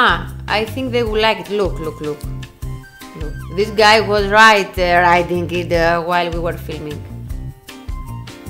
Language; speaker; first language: English; non-native, fluent; Greek